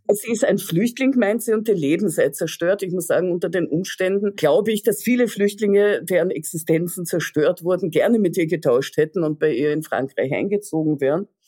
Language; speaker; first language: German; early bilingual, other home language; Russian